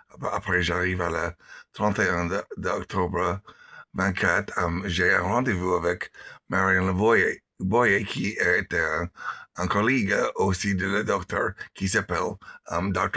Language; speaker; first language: French; non-native, learner; English